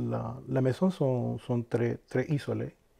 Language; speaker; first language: French; non-native, fluent; Spanish